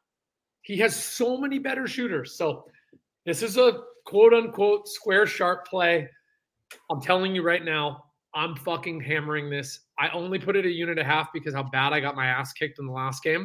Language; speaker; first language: English; native; English